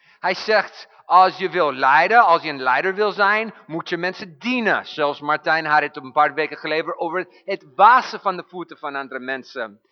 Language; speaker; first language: Dutch; non-native, fluent; English